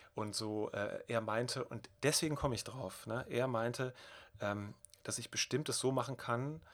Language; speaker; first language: German; native; German